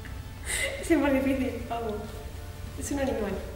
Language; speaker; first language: Portuguese; non-native, learner; Spanish